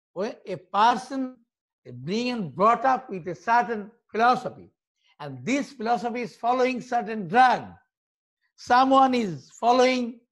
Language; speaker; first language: English; non-native, local second language; Bangla